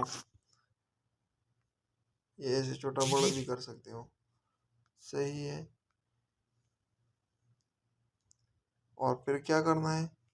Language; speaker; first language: Hindi; non-native, local second language; Punjabi